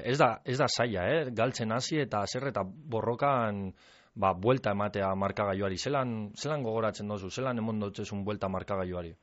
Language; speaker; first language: Basque; native; Basque